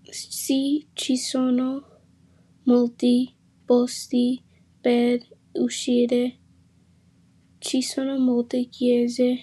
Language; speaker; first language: Italian; non-native, learner; English